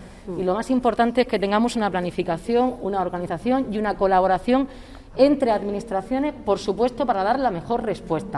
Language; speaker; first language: Spanish; native; Spanish